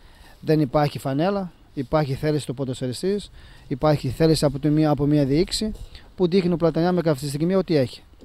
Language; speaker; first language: Greek; non-native, fluent; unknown